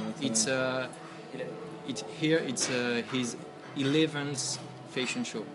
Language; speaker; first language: English; non-native, learner; French